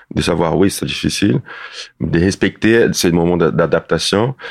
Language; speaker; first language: French; non-native, fluent; Portuguese